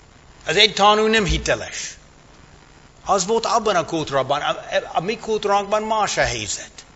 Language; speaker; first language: Hungarian; non-native, fluent; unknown